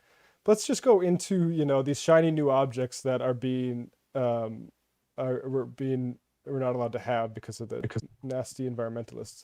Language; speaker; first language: English; native; English